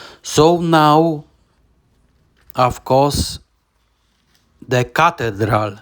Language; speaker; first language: English; non-native, learner; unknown